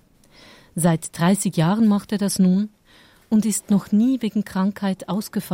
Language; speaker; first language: German; native; German